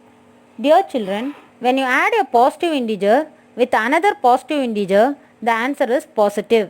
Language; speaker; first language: English; non-native, local second language; Tamil